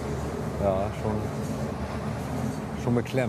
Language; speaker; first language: German; native; German